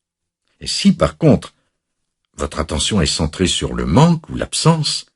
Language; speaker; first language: French; native; French